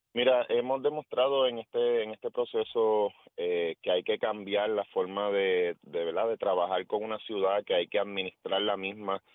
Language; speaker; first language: Spanish; native; Spanish